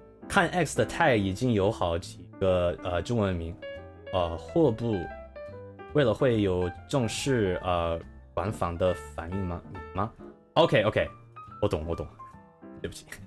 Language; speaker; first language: Chinese; non-native, learner; English